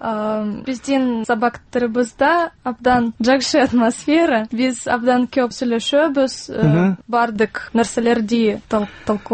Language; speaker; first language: Kyrgyz; non-native, learner; Russian